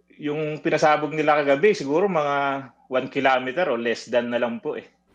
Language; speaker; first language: Filipino; native; Filipino